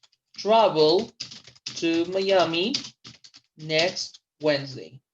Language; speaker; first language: English; non-native, fluent; Spanish